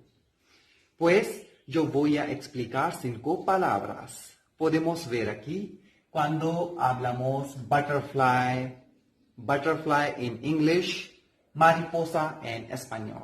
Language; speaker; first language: Spanish; non-native, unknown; Hindi